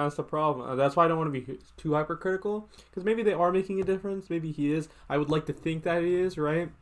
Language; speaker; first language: English; native; English